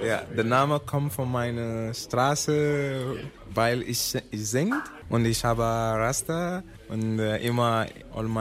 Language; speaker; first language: German; non-native, learner; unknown